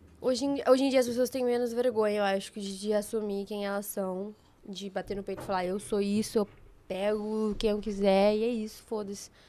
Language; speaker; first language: Portuguese; native; Portuguese